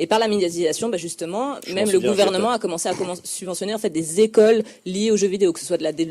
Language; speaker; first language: French; native; French